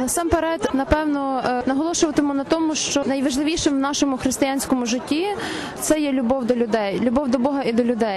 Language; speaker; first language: Ukrainian; native; Ukrainian